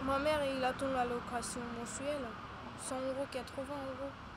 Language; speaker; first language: French; non-native, fluent; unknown